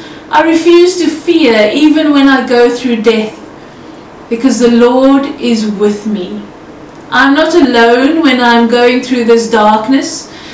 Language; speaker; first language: English; non-native, local second language; Afrikaans